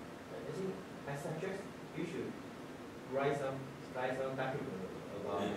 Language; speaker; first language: English; non-native, fluent; Chinese